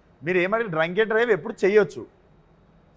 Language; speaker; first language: Telugu; native; Telugu